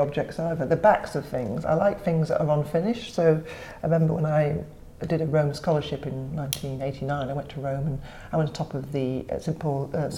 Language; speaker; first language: English; native; English